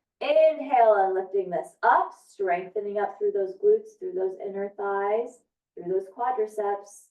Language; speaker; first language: English; native; English